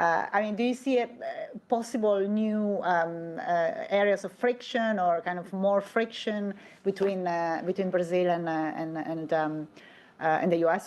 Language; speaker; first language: English; non-native, fluent; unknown